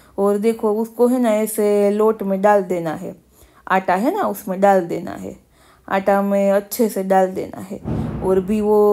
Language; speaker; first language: Hindi; non-native, local second language; Gujarati